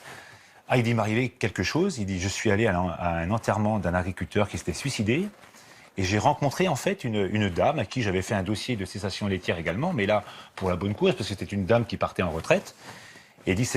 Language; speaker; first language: French; native; French